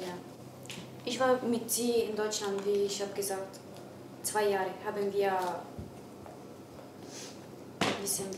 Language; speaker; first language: German; non-native, learner; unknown